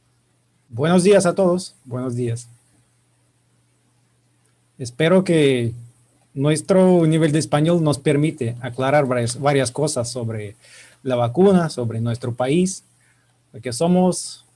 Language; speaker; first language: Spanish; non-native, fluent; Russian